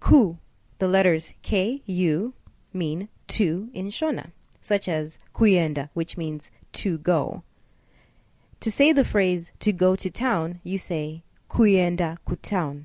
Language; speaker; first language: English; non-native, local second language; Shona